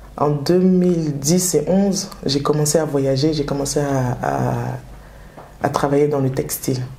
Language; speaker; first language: French; early bilingual, other home language; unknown